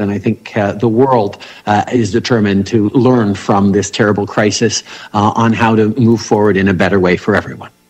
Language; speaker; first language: English; early bilingual, other home language; French